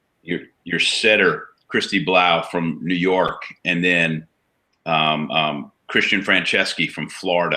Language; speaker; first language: English; native; English